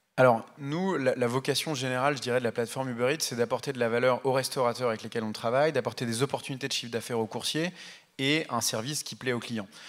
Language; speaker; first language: French; native; French